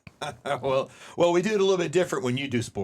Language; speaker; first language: English; native; English